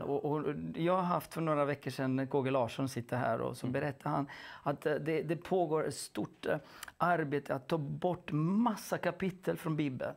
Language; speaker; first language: Swedish; non-native, fluent; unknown